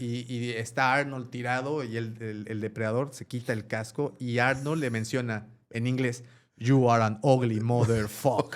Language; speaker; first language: Spanish; native; Spanish